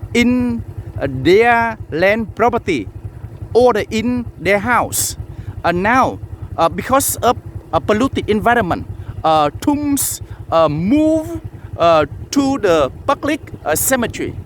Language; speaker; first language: English; non-native, learner; Vietnamese